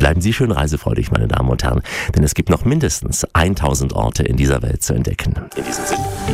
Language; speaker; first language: German; native; German